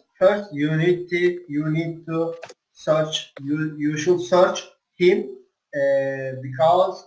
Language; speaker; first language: English; non-native, learner; Turkish